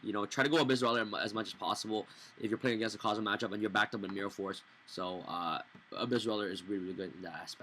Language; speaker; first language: English; native; English